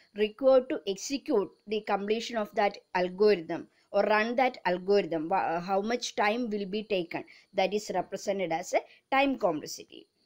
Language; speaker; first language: English; non-native, local second language; Malayalam